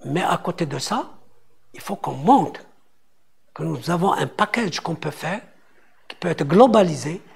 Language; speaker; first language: French; non-native, local second language; Arabic